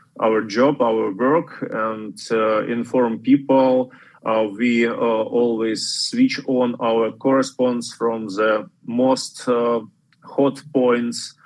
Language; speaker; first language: English; non-native, fluent; Ukrainian